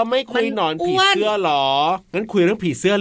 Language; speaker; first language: Thai; native; Thai